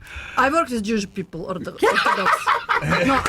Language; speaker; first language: English; non-native, learner; Russian